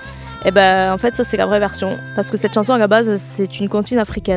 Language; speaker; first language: French; native; French